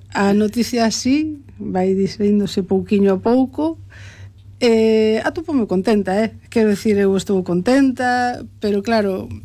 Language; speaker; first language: Galician; native; Galician